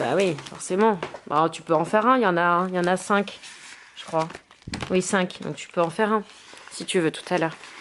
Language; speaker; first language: French; native; French